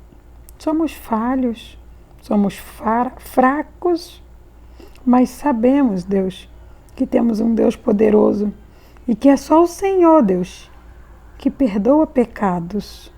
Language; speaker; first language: Portuguese; native; Portuguese